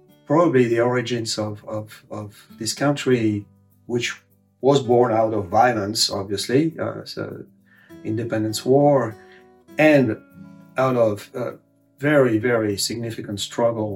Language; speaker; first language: English; non-native, fluent; French